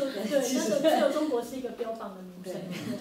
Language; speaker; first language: Chinese; native; Chinese